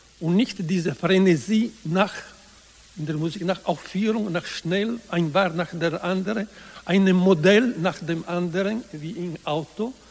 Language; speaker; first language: German; non-native, learner; Italian